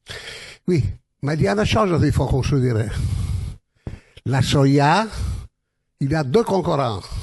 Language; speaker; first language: French; non-native, learner; Italian